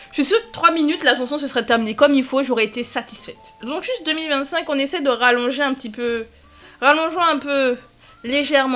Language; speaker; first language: French; native; French